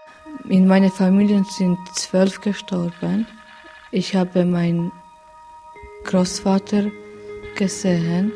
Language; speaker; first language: German; non-native, learner; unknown